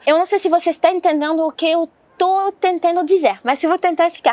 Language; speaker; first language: Portuguese; non-native, learner; French